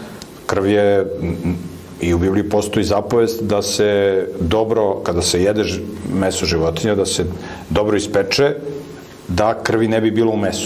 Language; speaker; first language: Serbian; native; Serbian